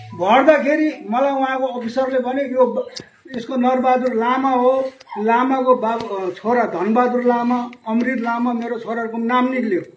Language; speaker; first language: Nepali; native; Nepali